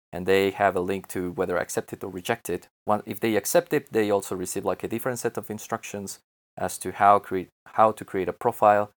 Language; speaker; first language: English; non-native, fluent; Spanish